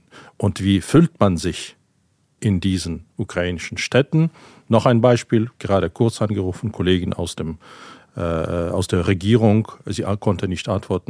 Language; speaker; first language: German; non-native, fluent; Ukrainian